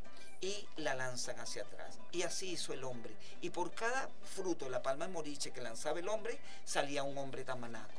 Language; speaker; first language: Spanish; native; Spanish